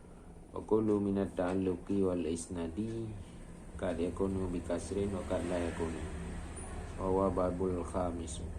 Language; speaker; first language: Arabic; non-native, fluent; Achinese